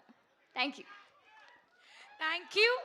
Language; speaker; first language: Telugu; non-native, fluent; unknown